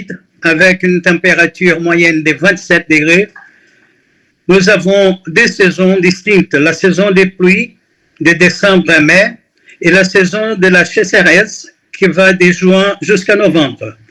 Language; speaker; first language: French; non-native, fluent; Portuguese